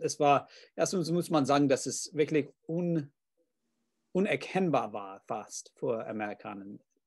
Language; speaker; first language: German; non-native, fluent; English